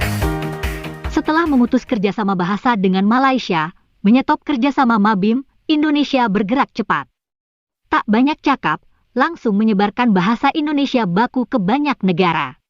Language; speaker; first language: Indonesian; native; Indonesian